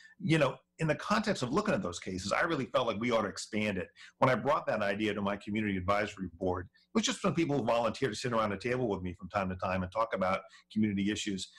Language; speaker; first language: English; native; English